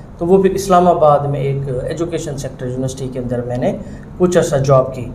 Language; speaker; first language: Urdu; non-native, local second language; Saraiki